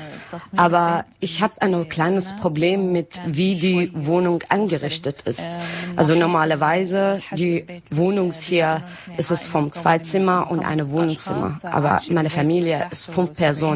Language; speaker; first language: German; non-native, learner; Arabic